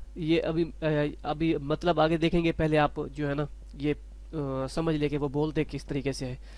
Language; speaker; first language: Urdu; non-native, local second language; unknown